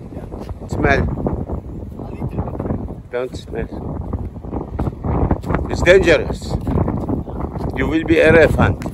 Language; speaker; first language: English; non-native, learner; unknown